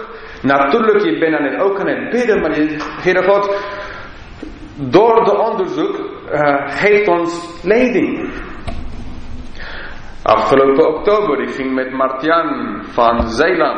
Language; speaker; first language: Dutch; non-native, fluent; English